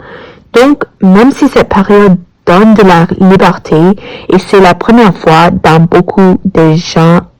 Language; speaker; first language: French; non-native, learner; English